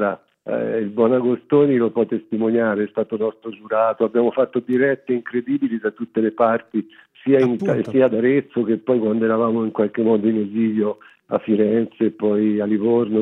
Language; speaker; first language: Italian; native; Italian